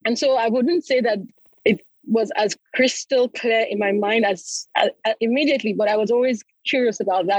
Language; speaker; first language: English; non-native, local second language; Yoruba